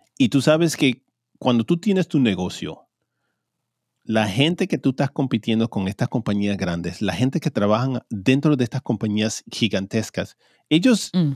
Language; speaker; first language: Spanish; early bilingual, heritage; Spanish